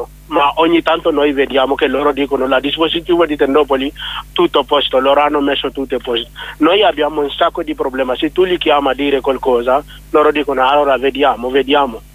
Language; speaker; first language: Italian; non-native, learner; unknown